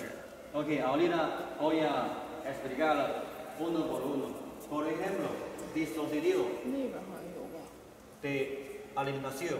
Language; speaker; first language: Spanish; non-native, learner; Chinese